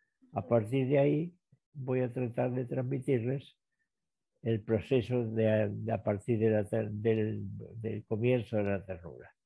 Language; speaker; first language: Spanish; native; Spanish